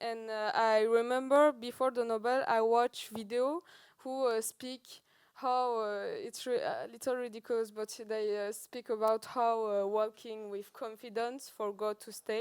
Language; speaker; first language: English; non-native, learner; Persian